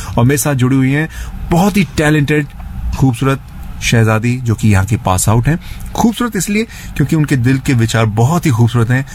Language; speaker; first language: Hindi; native; Hindi